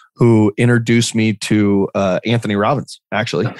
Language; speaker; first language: English; native; English